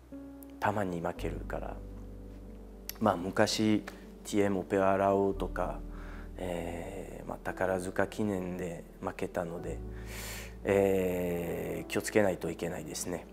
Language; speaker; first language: Japanese; non-native, fluent; French